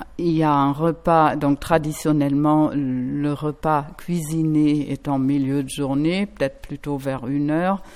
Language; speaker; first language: French; non-native, fluent; German